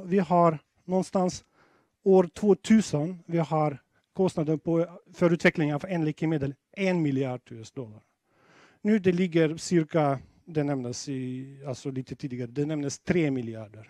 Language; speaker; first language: Swedish; non-native, fluent; Russian